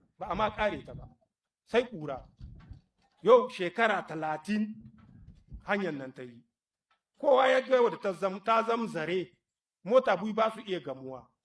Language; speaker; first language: Hausa; native; Hausa